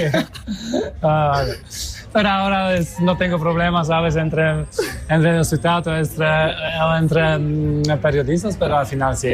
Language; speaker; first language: Spanish; non-native, fluent; Polish